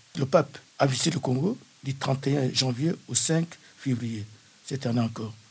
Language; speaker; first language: French; non-native, local second language; Kongo